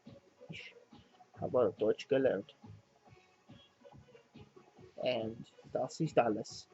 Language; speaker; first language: German; non-native, learner; English